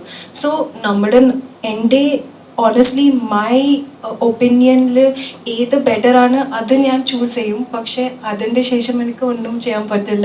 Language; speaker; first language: Malayalam; non-native, learner; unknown